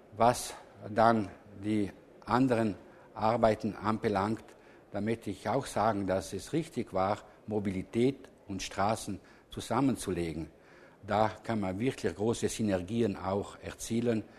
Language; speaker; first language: German; non-native, local second language; Ladin